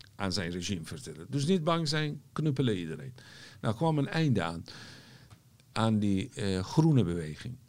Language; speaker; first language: Dutch; non-native, fluent; Persian